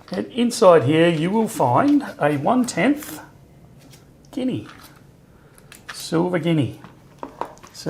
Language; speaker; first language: English; native; English